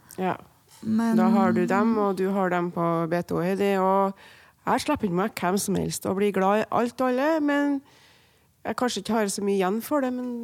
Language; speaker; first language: Norwegian; native; Norwegian